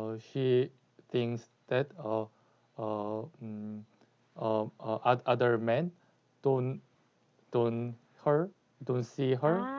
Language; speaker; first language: English; non-native, learner; Korean